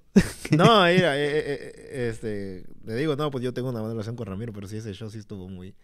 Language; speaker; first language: Spanish; early bilingual, heritage; Spanish